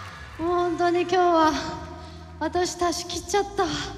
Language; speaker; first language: Japanese; non-native, fluent; Korean